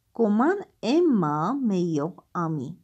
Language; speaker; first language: French; non-native, fluent; Armenian